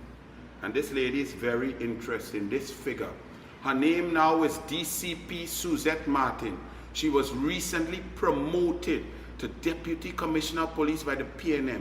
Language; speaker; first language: English; native; English